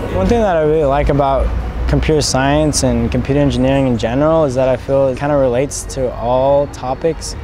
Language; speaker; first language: English; early bilingual, other home language; Spanish